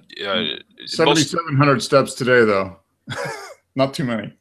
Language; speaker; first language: English; native; English